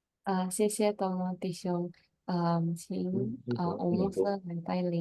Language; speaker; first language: Chinese; non-native, learner; Indonesian